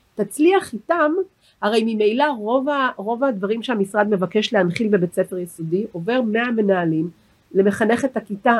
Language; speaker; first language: Hebrew; native; Hebrew